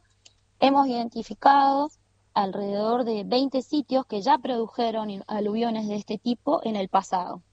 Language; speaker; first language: Spanish; native; Spanish